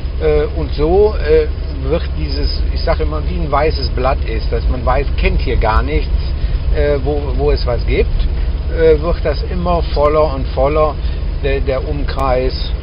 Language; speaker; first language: German; native; German